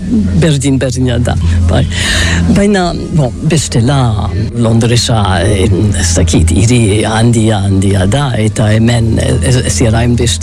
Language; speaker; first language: Basque; non-native, learner; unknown